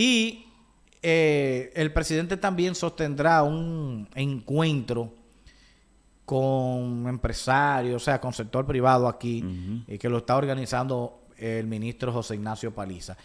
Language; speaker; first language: Spanish; native; Spanish